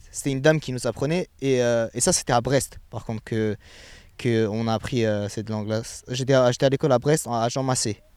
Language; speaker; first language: French; early bilingual, other home language; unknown